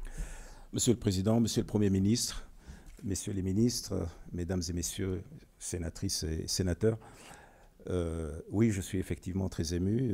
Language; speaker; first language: French; non-native, local second language; Arabic